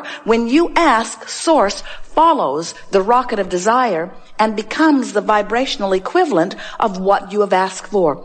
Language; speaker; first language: English; native; English